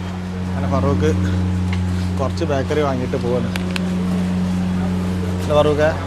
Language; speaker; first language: Malayalam; native; Malayalam